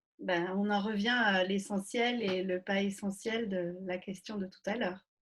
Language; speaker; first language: French; native; French